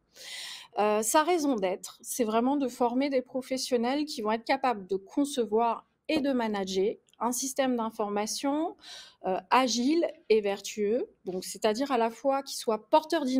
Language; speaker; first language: French; native; French